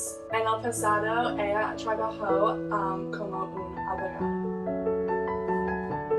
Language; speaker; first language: Spanish; non-native, learner; English